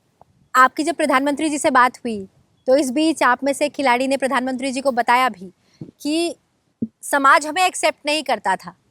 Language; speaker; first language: Hindi; native; Hindi